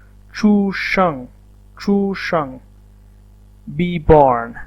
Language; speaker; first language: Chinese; non-native, fluent; Urdu